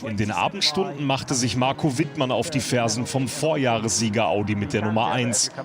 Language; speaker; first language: German; native; German